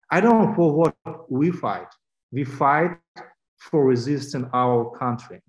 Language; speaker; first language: English; non-native, fluent; Ukrainian